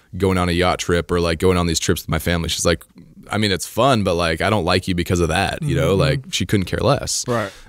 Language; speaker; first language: English; native; English